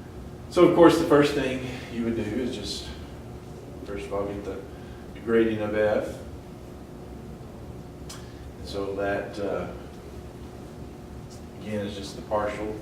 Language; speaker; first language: English; native; English